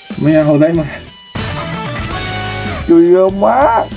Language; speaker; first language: Thai; native; Thai